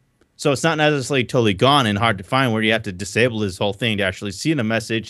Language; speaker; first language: English; native; English